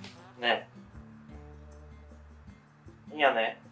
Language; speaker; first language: Japanese; native; Japanese